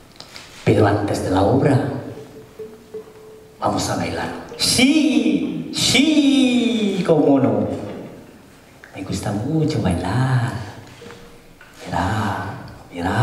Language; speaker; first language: Spanish; non-native, fluent; Indonesian